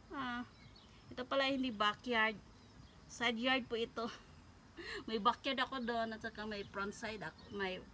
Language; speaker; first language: Filipino; non-native, local second language; Cebuano